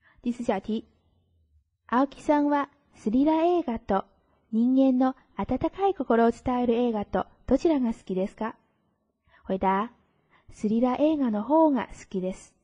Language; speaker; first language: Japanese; non-native, fluent; Chinese